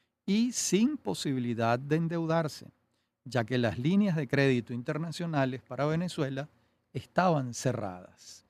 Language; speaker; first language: Spanish; native; Spanish